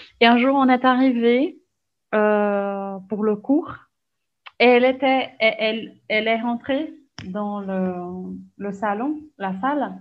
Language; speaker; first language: French; non-native, fluent; Portuguese